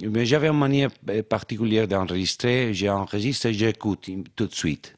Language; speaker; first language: French; non-native, fluent; Spanish